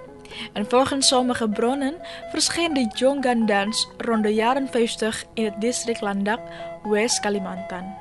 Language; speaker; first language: Dutch; non-native, fluent; Indonesian